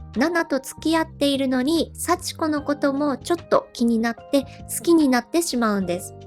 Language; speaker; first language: Japanese; native; Japanese